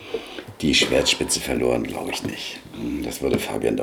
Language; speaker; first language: German; native; German